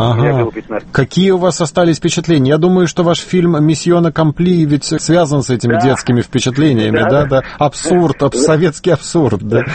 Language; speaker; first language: Russian; native; Russian